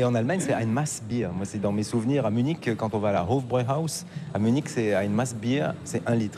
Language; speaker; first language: French; native; French